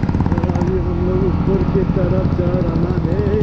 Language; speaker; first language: Hindi; non-native, local second language; Bodo